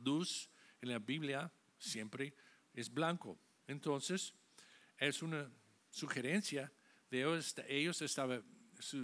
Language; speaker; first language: Spanish; non-native, fluent; English